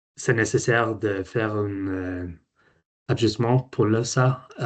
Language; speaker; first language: French; non-native, learner; Swedish